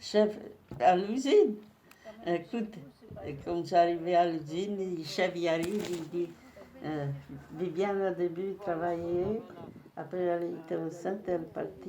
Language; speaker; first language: French; non-native, learner; Polish